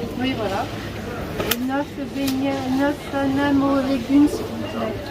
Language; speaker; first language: French; non-native, learner; Thai